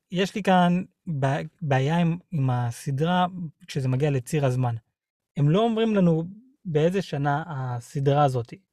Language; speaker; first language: Hebrew; early bilingual, other home language; English